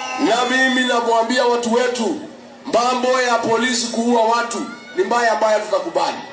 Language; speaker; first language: Swahili; non-native, local second language; Kikuyu